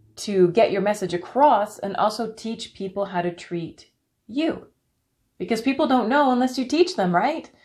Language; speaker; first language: English; native; English